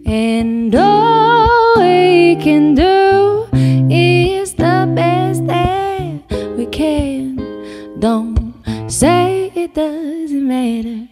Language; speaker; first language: English; native; English